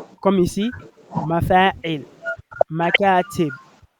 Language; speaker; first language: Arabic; non-native, fluent; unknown